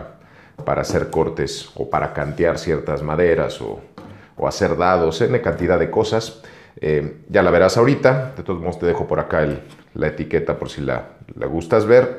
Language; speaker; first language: Spanish; native; Spanish